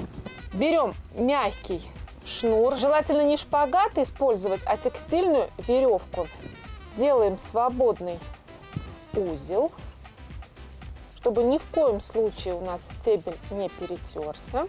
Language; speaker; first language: Russian; native; Russian